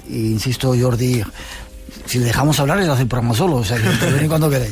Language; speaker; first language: Spanish; native; Spanish